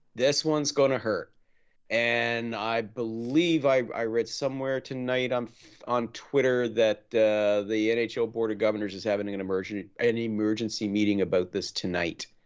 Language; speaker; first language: English; native; English